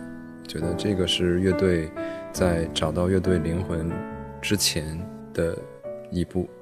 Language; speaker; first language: Chinese; native; Chinese